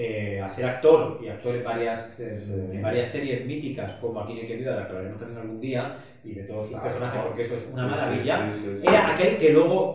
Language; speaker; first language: Spanish; native; Spanish